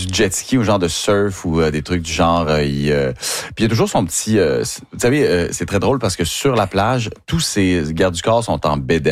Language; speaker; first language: French; native; French